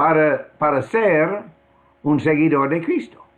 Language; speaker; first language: Spanish; non-native, fluent; English